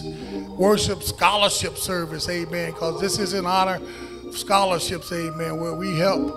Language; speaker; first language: English; native; English